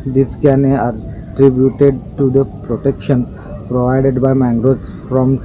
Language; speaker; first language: English; non-native, local second language; Marathi